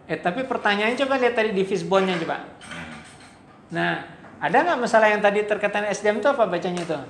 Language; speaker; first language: Indonesian; native; Indonesian